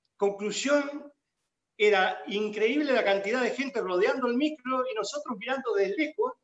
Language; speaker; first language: Spanish; native; Spanish